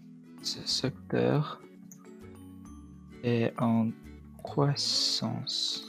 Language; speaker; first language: French; non-native, learner; Mongolian